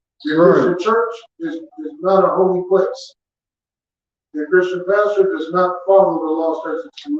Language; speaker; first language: English; native; English